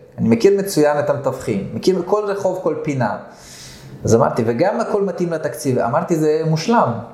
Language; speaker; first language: Hebrew; early bilingual, other home language; Russian